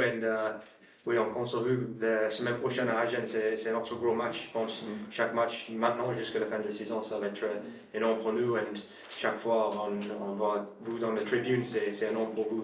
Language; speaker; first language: French; non-native, learner; English